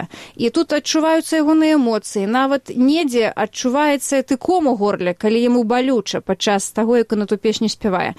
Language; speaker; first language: Belarusian; native; Belarusian